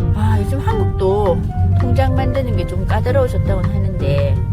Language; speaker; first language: Korean; native; Korean